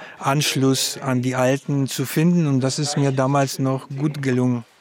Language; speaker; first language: German; early bilingual, other home language; Polish